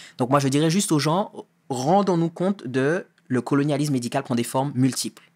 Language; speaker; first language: French; native; French